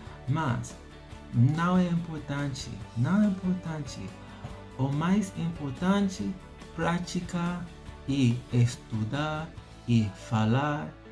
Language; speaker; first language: Portuguese; non-native, learner; English